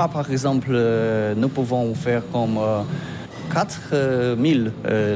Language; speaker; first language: French; non-native, learner; Polish